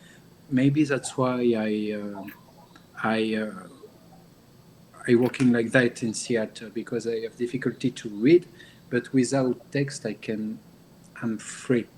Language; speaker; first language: English; non-native, learner; French